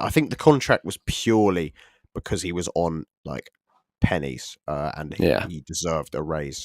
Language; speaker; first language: English; native; English